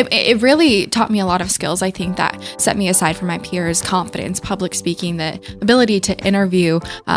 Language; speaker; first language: English; native; English